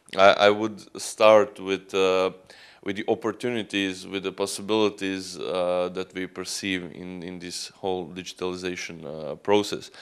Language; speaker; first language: English; non-native, fluent; Croatian